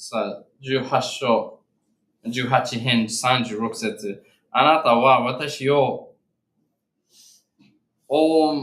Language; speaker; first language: Japanese; non-native, fluent; English